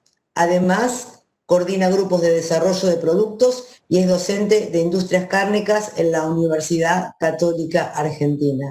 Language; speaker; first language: Spanish; native; Spanish